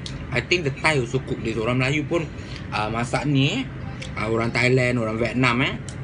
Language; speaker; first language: English; non-native, local second language; Malay